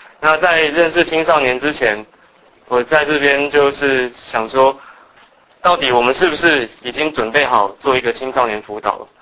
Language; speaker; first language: Chinese; early bilingual, other home language; Cantonese